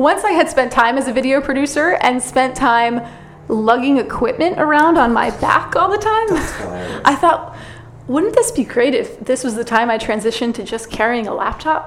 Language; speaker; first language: English; native; English